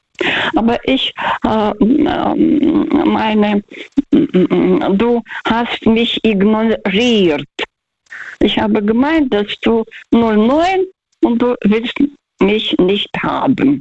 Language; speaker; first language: German; non-native, fluent; Russian